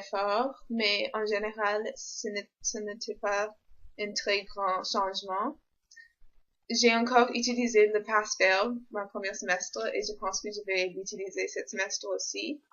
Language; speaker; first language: French; non-native, local second language; English